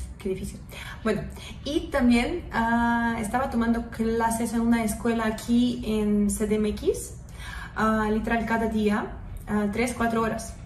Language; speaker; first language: Spanish; non-native, fluent; Russian